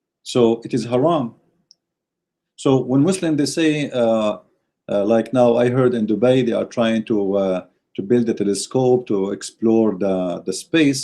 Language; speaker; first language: English; non-native, fluent; Arabic